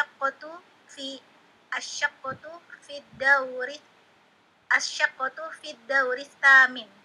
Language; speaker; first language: Arabic; non-native, learner; Indonesian